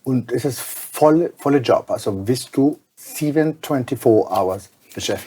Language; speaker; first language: German; non-native, fluent; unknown